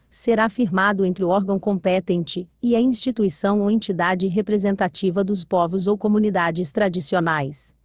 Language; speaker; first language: Portuguese; native; Portuguese